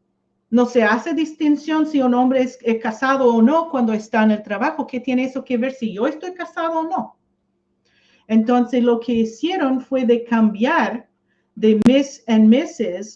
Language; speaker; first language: Spanish; non-native, fluent; English